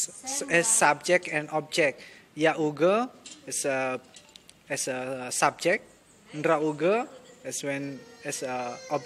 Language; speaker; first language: English; non-native, learner; Nias